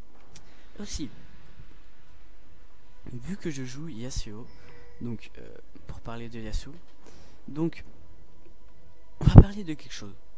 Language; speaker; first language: French; native; French